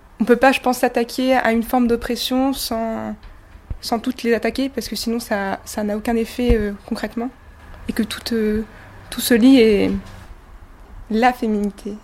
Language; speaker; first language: French; native; French